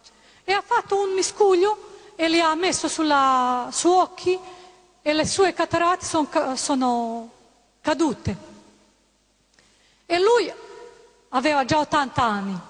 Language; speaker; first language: Italian; non-native, fluent; Croatian